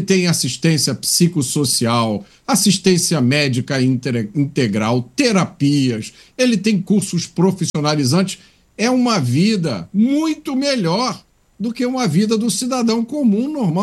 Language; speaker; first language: Portuguese; native; Portuguese